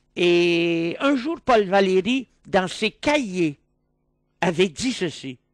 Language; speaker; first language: French; native; French